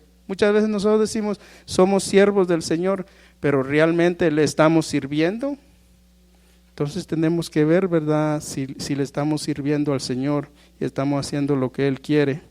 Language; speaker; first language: Spanish; native; Spanish